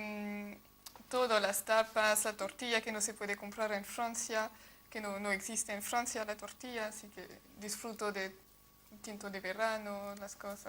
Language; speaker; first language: Spanish; non-native, fluent; French